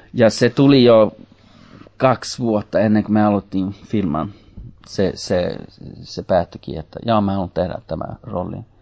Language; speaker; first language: Finnish; early bilingual, heritage; Finnish